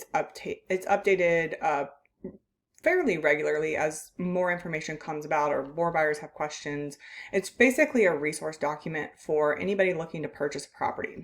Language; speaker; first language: English; native; English